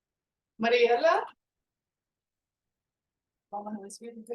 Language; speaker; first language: Spanish; non-native, fluent; English